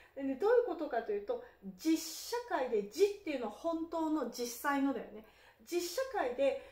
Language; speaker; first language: Japanese; native; Japanese